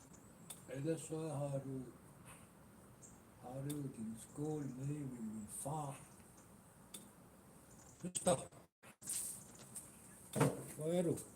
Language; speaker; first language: Danish; non-native, local second language; Kalaallisut